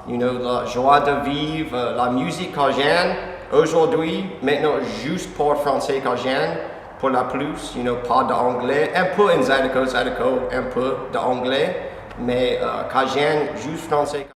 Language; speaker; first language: French; non-native, learner; English